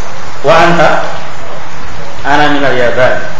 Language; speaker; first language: Arabic; non-native, fluent; Indonesian